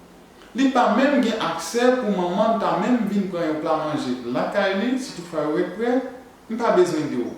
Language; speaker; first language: French; non-native, learner; Haitian Creole